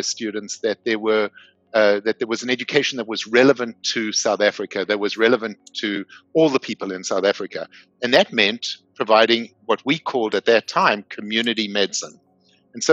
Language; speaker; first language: English; native; English